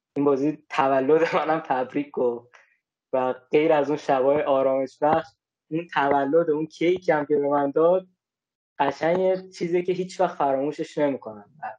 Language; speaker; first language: Persian; native; Persian